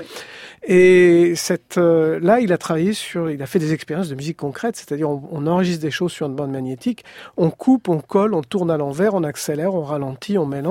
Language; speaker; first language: French; native; French